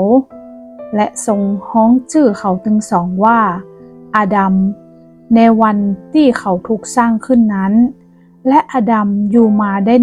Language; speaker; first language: Thai; non-native, local second language; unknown